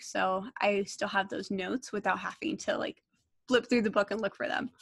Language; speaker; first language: English; native; English